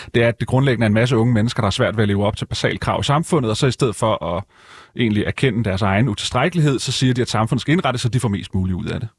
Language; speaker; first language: Danish; native; Danish